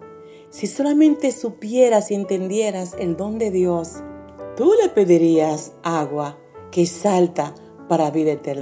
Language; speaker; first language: Spanish; native; Spanish